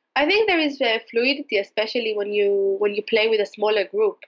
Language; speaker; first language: English; non-native, fluent; Hebrew